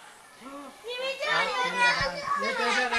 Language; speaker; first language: Chinese; non-native, learner; English